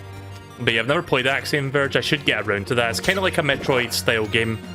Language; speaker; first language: English; native; English